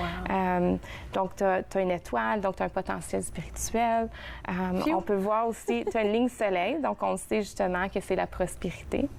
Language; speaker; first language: French; native; French